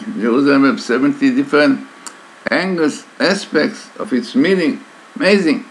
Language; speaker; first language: English; non-native, fluent; Hebrew